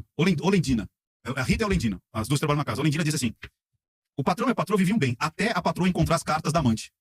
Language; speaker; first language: Portuguese; native; Portuguese